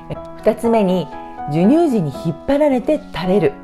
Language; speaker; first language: Japanese; native; Japanese